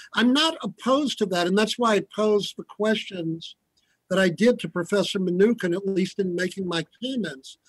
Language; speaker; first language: English; native; English